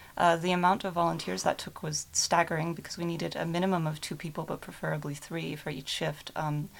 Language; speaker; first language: English; early bilingual, other home language; Ukrainian